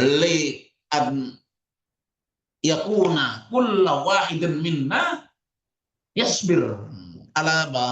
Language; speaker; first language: Arabic; non-native, fluent; Indonesian